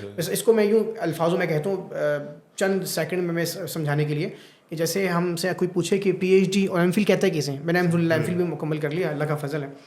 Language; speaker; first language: Urdu; non-native, local second language; Punjabi